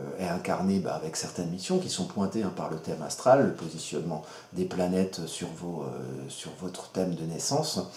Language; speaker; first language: French; native; French